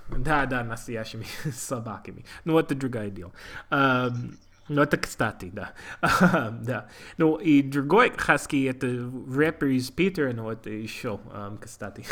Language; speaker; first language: Russian; non-native, learner; English